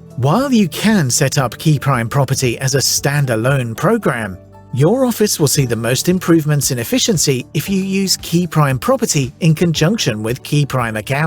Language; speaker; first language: English; native; English